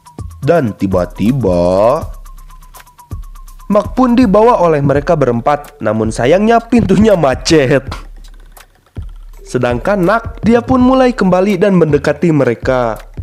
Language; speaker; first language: Indonesian; native; Indonesian